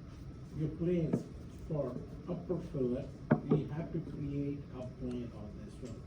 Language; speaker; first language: English; non-native, fluent; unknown